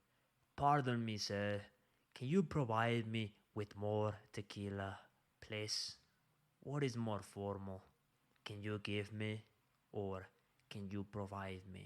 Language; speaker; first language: English; non-native, fluent; Spanish